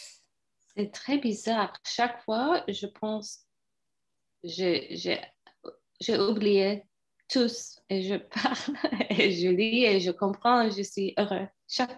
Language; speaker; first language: French; non-native, fluent; Turkish